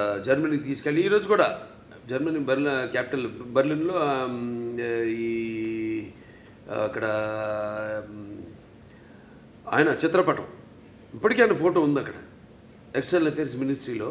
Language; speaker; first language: Telugu; native; Telugu